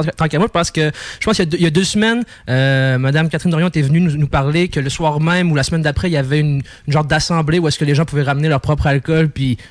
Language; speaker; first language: French; native; French